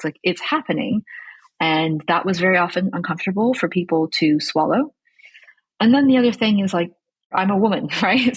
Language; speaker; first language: English; early bilingual, other home language; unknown